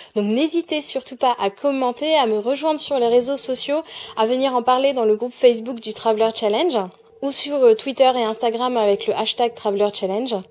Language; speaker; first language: French; native; French